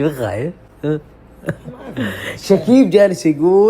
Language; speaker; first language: Arabic; native; Arabic